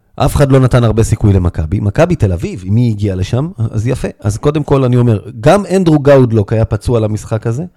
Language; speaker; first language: Hebrew; native; Hebrew